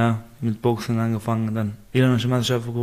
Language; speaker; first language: German; non-native, learner; Persian